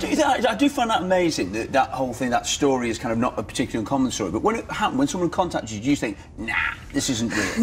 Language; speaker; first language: English; native; English